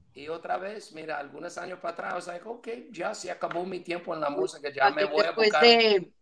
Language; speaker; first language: Spanish; non-native, fluent; English